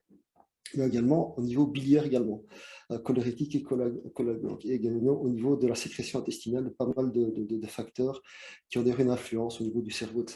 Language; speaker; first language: French; native; French